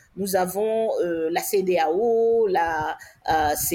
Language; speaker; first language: French; non-native, local second language; English